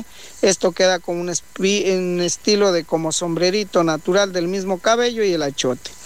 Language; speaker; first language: Spanish; native; Spanish